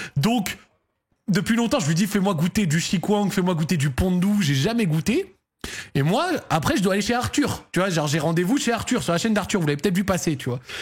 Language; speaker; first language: French; early bilingual, other home language; Arabic